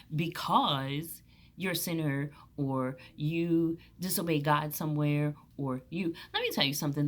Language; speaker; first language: English; native; English